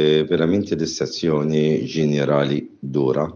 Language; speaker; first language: Italian; non-native, learner; Arabic